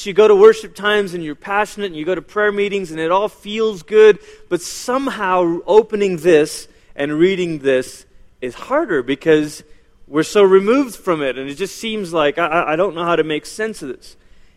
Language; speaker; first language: English; native; English